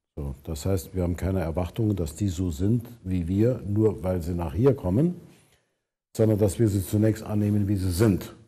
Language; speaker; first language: German; native; German